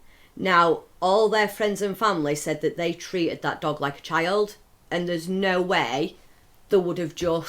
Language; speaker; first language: English; native; English